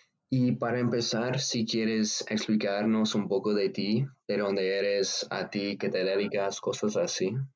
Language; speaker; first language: Spanish; non-native, learner; English